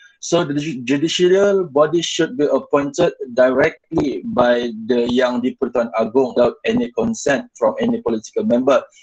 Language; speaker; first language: English; non-native, local second language; Malay